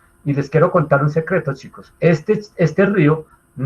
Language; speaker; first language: Spanish; native; Spanish